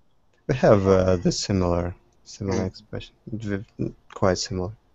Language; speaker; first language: English; non-native, fluent; Russian